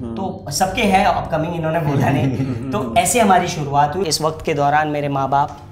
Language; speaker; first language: Hindi; native; Hindi